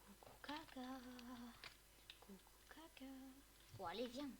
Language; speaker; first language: French; native; French